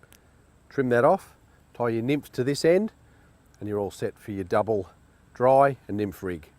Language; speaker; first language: English; native; English